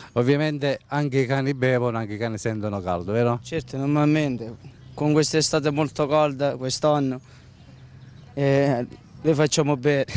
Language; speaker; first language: Italian; native; Italian